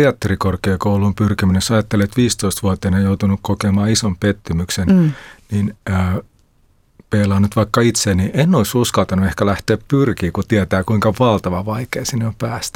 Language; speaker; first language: Finnish; native; Finnish